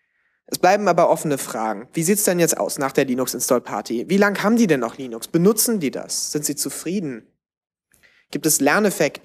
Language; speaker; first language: German; native; German